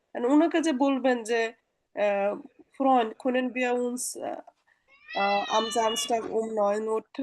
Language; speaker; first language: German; non-native, learner; Bangla